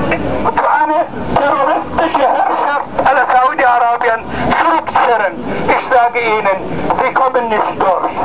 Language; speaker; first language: German; non-native, fluent; Arabic